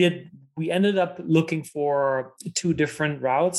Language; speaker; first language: English; non-native, fluent; German